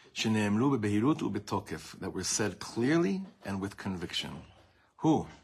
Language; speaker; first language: English; native; English